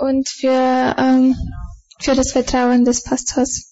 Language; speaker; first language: German; non-native, fluent; Bulgarian